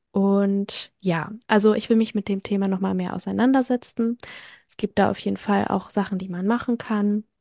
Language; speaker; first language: German; early bilingual, other home language; French